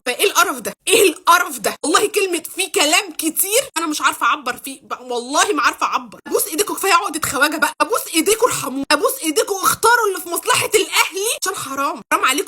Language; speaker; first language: Arabic; native; Arabic